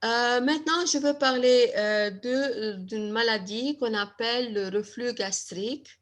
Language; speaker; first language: French; non-native, local second language; Arabic